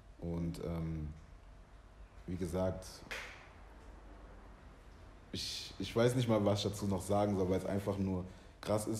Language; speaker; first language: German; early bilingual, other home language; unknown